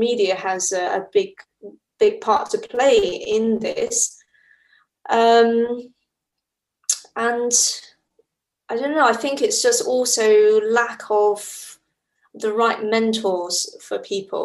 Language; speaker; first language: English; early bilingual, other home language; Chinese